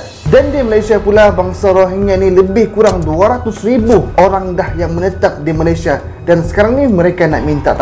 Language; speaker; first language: Malay; native; Malay